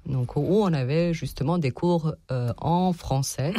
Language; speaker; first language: French; non-native, fluent; Serbian